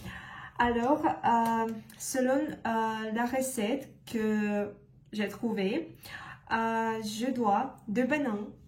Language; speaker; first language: French; non-native, learner; Russian